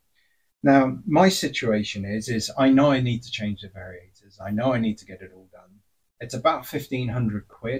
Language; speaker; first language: English; native; English